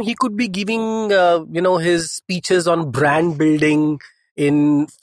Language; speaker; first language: English; non-native, local second language; Hindi